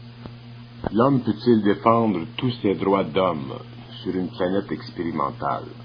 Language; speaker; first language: French; native; French